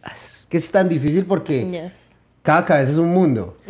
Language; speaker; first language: Spanish; early bilingual, heritage; Spanish